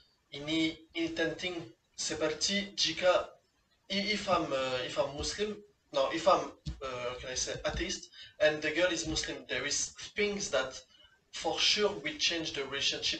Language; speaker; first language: English; non-native, fluent; French